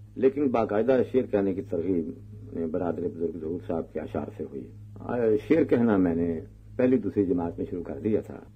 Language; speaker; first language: Urdu; non-native, local second language; Punjabi